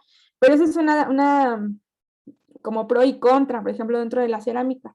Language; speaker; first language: Spanish; native; Spanish